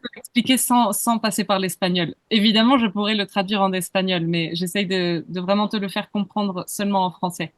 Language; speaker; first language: French; native; French